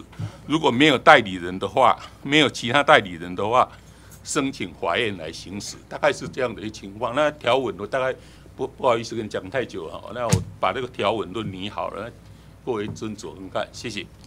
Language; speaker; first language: Chinese; native; Chinese